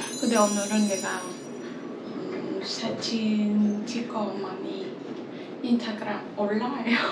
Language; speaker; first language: Korean; non-native, learner; Vietnamese